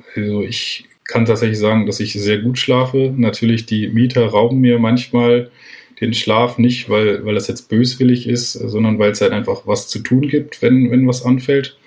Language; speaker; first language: German; native; German